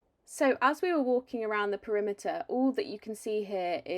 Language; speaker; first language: English; native; English